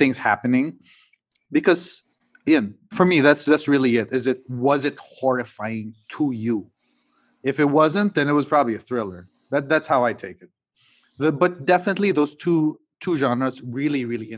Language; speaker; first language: English; non-native, local second language; Cebuano